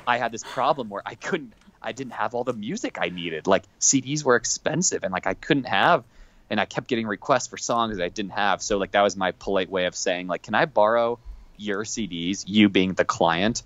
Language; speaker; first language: English; native; English